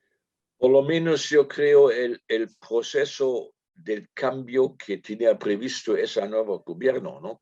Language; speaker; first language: Spanish; non-native, fluent; German